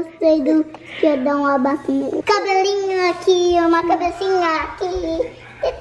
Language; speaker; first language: Portuguese; early bilingual, heritage; Portuguese